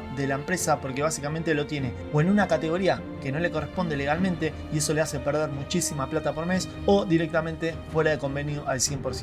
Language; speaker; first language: Spanish; native; Spanish